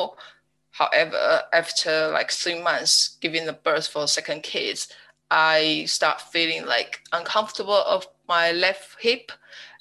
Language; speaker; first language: English; non-native, fluent; Chinese